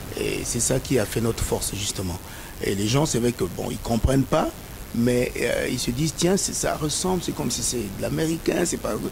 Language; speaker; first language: French; non-native, local second language; Kongo